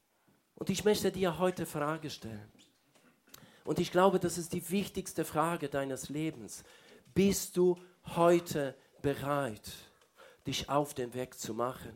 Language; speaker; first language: German; non-native, fluent; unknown